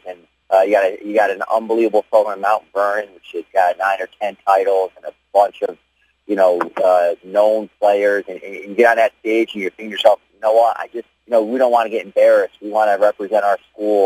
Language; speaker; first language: English; native; English